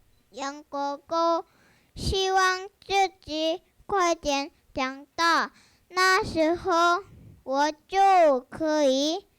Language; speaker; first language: Chinese; early bilingual, heritage; Chinese